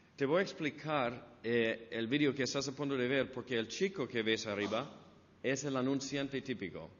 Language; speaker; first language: Spanish; non-native, fluent; English